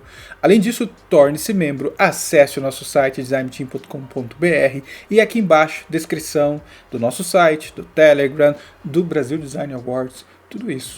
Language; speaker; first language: Portuguese; native; Portuguese